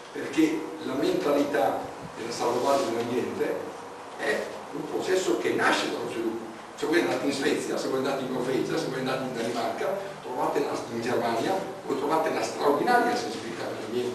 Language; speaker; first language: Italian; native; Italian